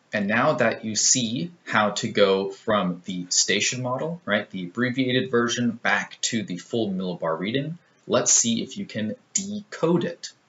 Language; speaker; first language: English; native; English